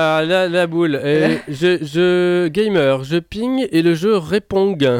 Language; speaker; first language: French; native; French